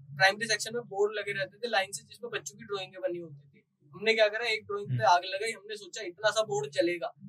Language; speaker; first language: Hindi; native; Hindi